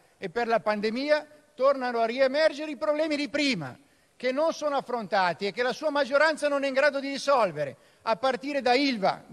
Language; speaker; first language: Italian; native; Italian